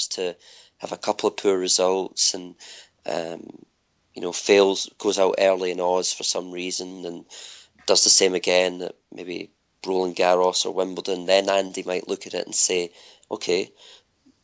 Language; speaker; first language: English; native; English